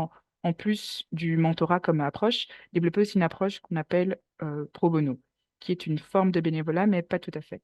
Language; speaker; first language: French; native; French